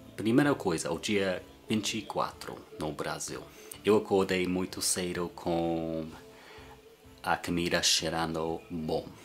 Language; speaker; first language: Portuguese; non-native, learner; English